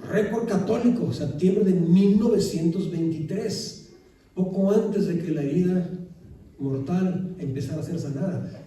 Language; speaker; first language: Spanish; native; Spanish